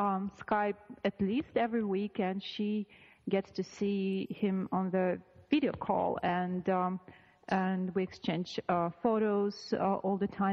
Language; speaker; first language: English; non-native, fluent; Russian